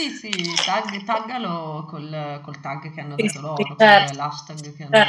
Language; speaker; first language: Italian; native; Italian